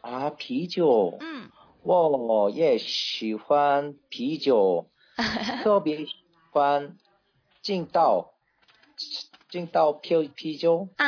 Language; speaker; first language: Chinese; non-native, learner; Korean